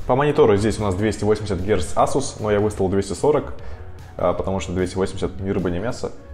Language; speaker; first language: Russian; native; Russian